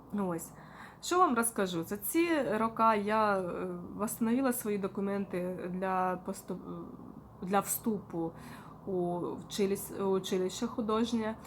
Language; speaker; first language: Ukrainian; non-native, local second language; Russian